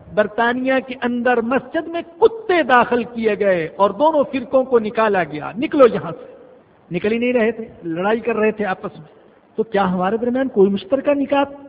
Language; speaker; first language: Urdu; non-native, local second language; Punjabi